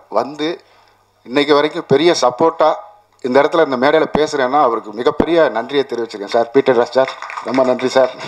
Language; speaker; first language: Tamil; native; Tamil